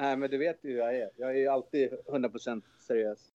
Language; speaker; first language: Swedish; native; Swedish